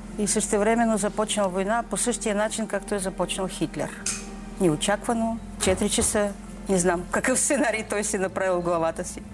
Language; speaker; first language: Bulgarian; non-native, fluent; Russian